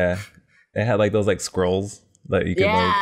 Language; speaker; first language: English; native; English